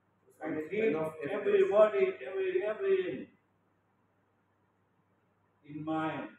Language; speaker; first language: English; non-native, learner; Thai